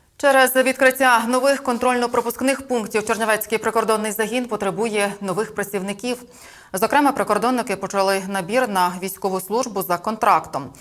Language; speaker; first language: Ukrainian; native; Ukrainian